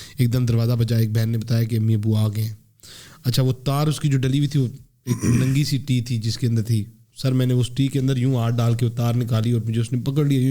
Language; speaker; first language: Urdu; native; Urdu